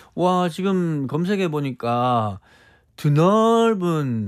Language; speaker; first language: Korean; native; Korean